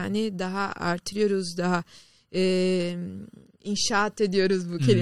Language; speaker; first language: Turkish; non-native, learner; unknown